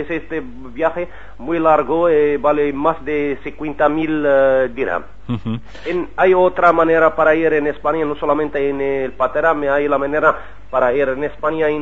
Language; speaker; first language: Spanish; non-native, learner; Arabic